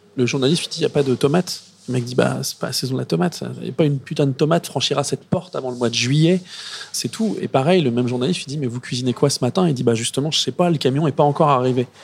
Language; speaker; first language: French; native; French